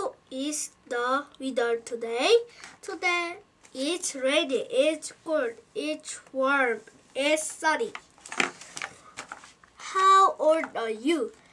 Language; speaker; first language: English; non-native, learner; Korean